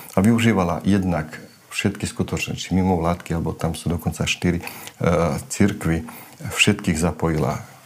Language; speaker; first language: Slovak; non-native, local second language; Romany